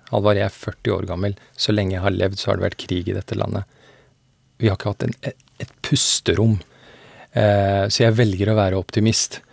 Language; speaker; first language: Norwegian; early bilingual, other home language; Persian